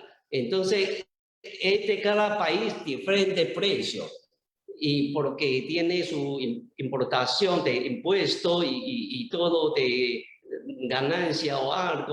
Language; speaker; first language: Spanish; non-native, learner; Chinese